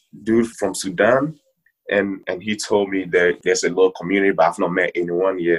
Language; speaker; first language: English; non-native, local second language; Ewe